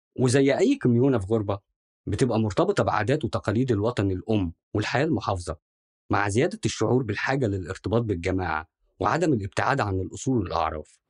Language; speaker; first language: Arabic; native; Arabic